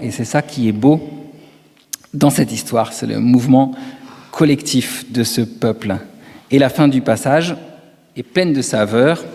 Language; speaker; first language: French; native; French